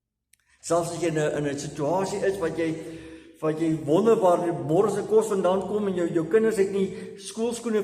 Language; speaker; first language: Afrikaans; native; Afrikaans